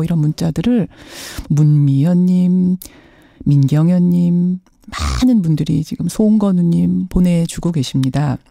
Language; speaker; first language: Korean; native; Korean